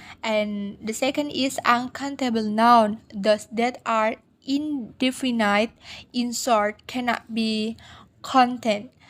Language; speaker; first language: English; non-native, learner; Indonesian